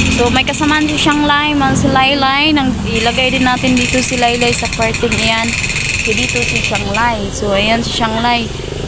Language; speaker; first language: Filipino; non-native, local second language; Cebuano